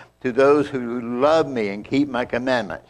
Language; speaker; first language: English; native; English